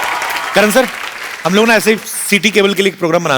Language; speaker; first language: Hindi; native; Hindi